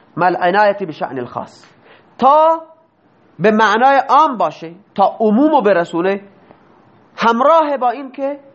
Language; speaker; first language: Persian; non-native, local second language; Baluchi